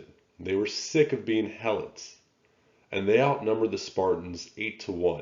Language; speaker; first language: English; native; English